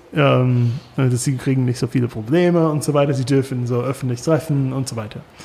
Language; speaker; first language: German; non-native, learner; English